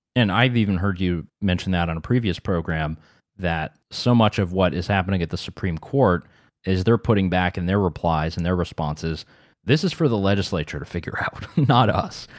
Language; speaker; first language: English; native; English